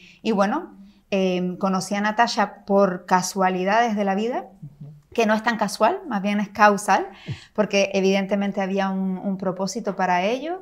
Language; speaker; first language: Spanish; native; Spanish